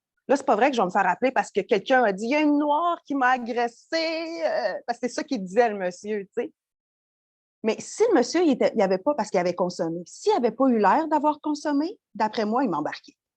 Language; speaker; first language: French; native; French